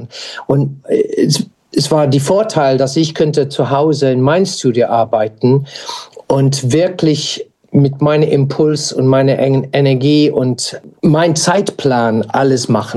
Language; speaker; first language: German; non-native, fluent; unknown